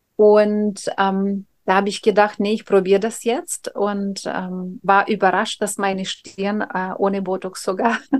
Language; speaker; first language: German; non-native, fluent; Russian